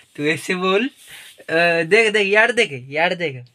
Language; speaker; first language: Hindi; non-native, local second language; Odia